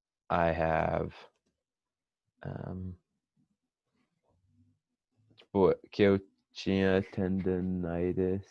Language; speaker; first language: Portuguese; non-native, fluent; English